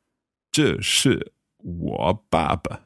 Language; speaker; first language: Chinese; non-native, learner; English